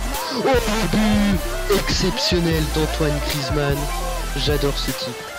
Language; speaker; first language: French; native; French